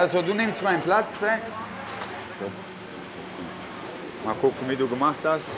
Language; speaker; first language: German; non-native, fluent; Italian